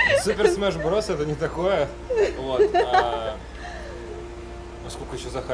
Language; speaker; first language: Russian; native; Russian